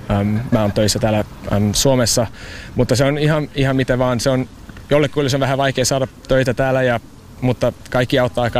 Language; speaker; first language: Finnish; non-native, fluent; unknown